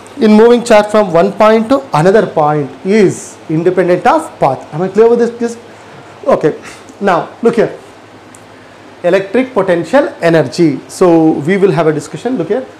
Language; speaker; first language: English; non-native, local second language; Kannada